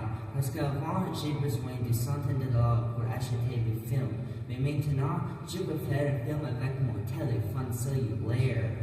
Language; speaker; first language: French; non-native, learner; English